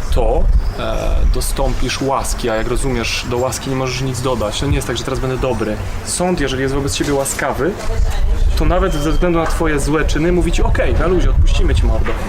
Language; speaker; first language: Polish; native; Polish